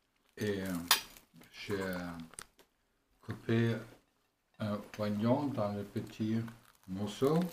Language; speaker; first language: French; non-native, learner; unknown